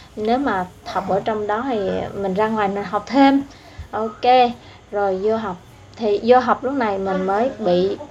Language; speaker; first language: Vietnamese; non-native, local second language; Eastern Cham